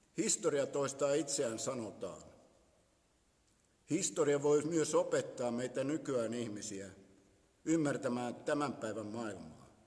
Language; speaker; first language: Finnish; native; Finnish